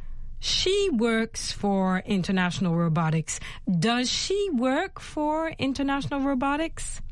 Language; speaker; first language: English; non-native, fluent; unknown